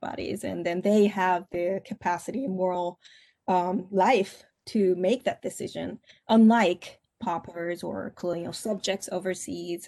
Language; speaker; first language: English; non-native, fluent; Korean